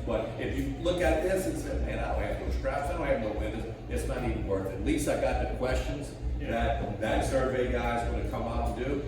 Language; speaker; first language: English; native; English